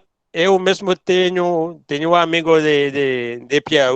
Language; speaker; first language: Portuguese; non-native, learner; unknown